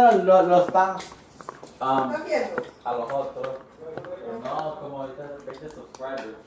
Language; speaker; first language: Spanish; early bilingual, heritage; Spanish